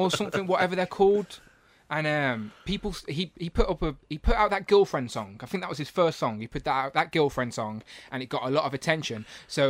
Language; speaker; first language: English; native; English